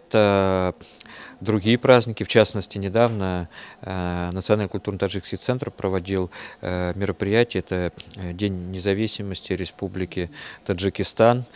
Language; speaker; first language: Russian; native; Russian